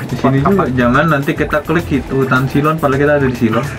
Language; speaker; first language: Indonesian; native; Indonesian